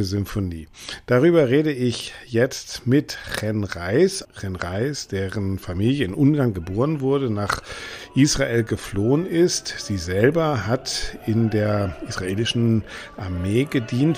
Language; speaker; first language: German; native; German